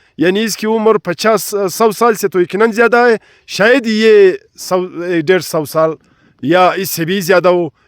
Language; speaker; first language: Urdu; non-native, local second language; Pashto